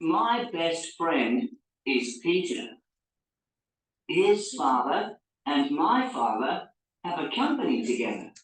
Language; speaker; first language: English; non-native, learner; Spanish